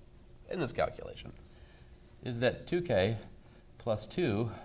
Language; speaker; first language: English; native; English